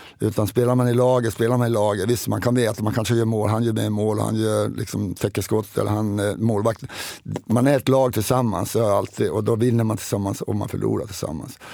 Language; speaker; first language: Swedish; native; Swedish